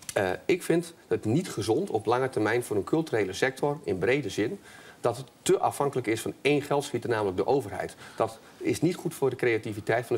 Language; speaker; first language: Dutch; native; Dutch